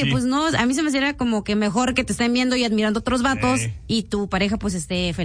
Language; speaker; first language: Spanish; native; Spanish